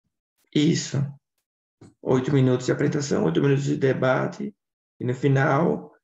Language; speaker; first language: Portuguese; native; Portuguese